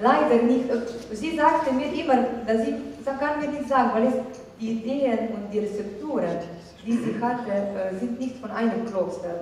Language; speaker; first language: German; non-native, fluent; Slovenian